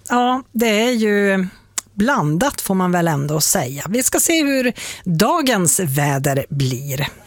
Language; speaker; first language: Swedish; native; Swedish